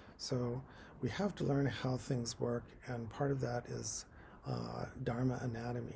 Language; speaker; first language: English; native; English